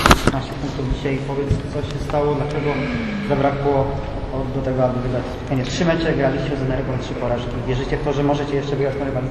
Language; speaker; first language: Polish; native; Polish